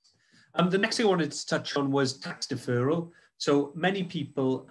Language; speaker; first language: English; native; English